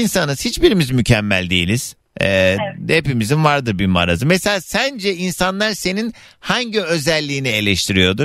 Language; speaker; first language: Turkish; native; Turkish